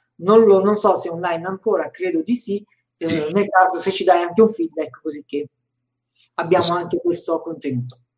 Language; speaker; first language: Italian; native; Italian